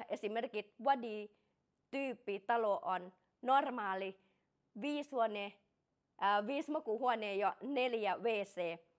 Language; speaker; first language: Finnish; non-native, learner; Thai